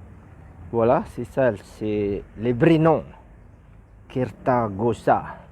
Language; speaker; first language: French; non-native, learner; Indonesian